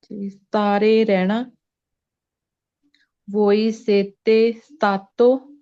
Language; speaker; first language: Italian; non-native, learner; Punjabi